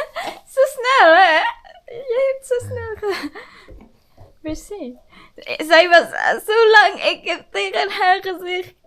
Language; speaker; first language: Dutch; non-native, learner; Filipino